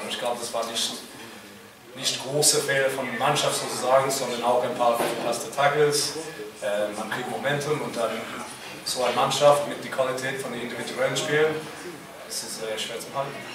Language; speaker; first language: German; non-native, fluent; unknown